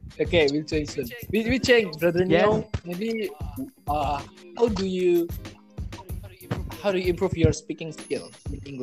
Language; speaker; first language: English; non-native, learner; Indonesian